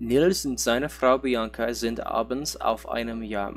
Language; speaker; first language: German; non-native, learner; English